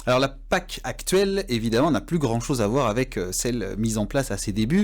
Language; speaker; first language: French; native; French